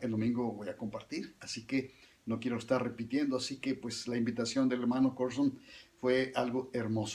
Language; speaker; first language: Spanish; native; Spanish